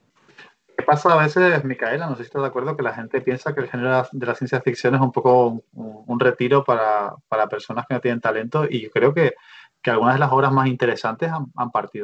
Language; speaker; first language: Spanish; native; Spanish